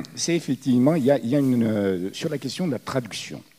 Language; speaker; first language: French; early bilingual, other home language; Italian